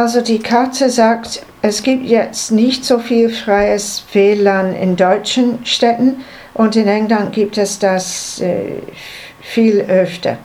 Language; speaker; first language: German; non-native, learner; English